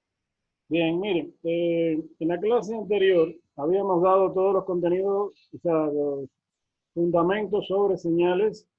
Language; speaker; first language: Spanish; native; Spanish